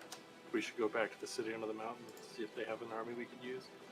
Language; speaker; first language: English; native; English